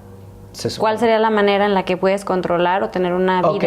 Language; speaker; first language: Spanish; native; Spanish